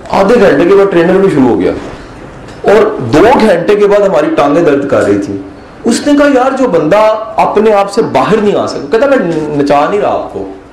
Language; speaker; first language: Urdu; non-native, local second language; Punjabi